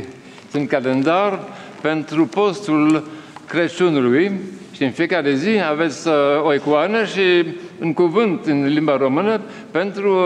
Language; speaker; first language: Romanian; non-native, learner; French